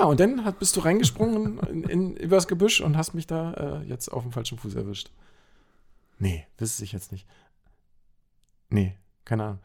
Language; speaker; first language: German; native; German